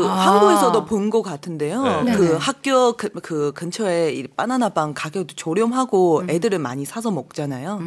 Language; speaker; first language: Korean; non-native, fluent; Chinese